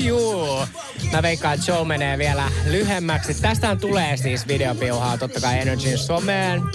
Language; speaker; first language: Finnish; native; Finnish